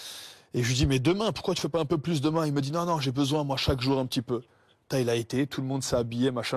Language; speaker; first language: French; native; French